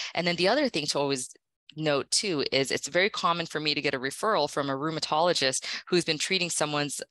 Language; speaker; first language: English; native; English